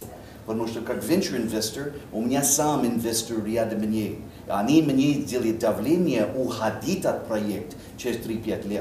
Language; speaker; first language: Russian; non-native, learner; English